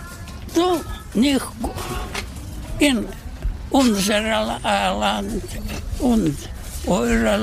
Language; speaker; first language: German; non-native, learner; Russian